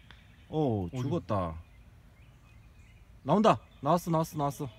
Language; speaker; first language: Korean; native; Korean